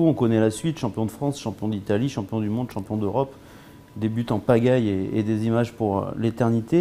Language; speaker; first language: French; native; French